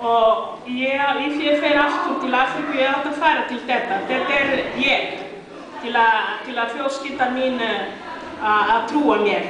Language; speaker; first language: Icelandic; non-native, learner; Portuguese